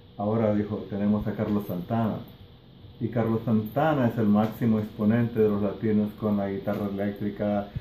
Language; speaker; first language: Spanish; native; Spanish